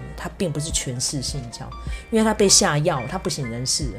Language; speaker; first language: Chinese; native; Chinese